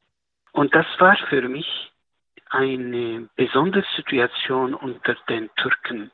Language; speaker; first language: German; non-native, learner; Arabic